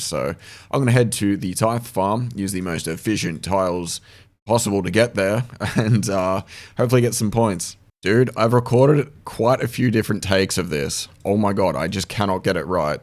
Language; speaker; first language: English; native; English